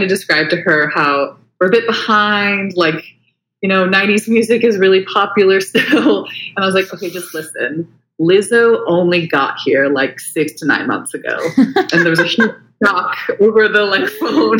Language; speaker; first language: English; native; English